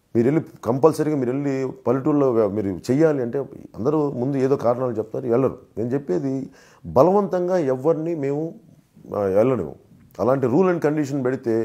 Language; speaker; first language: Telugu; native; Telugu